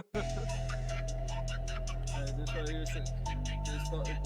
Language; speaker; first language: English; native; English